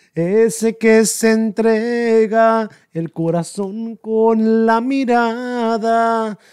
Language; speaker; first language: Spanish; native; Spanish